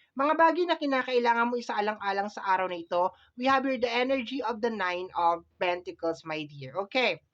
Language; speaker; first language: Filipino; native; Filipino